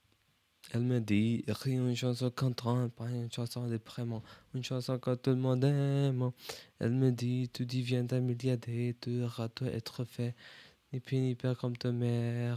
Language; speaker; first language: French; non-native, learner; English